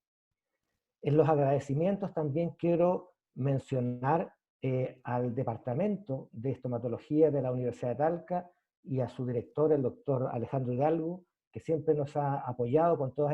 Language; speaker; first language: Spanish; native; Spanish